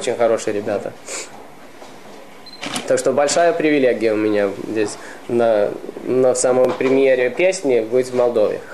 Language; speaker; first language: Russian; early bilingual, heritage; Russian